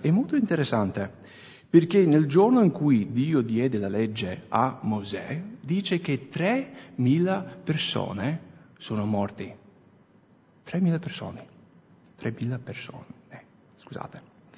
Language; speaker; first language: Italian; non-native, fluent; English